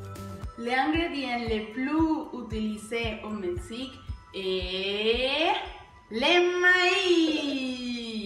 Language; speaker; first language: French; non-native, learner; Spanish